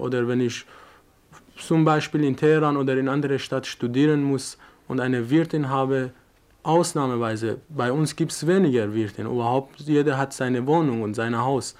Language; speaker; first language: German; non-native, fluent; Persian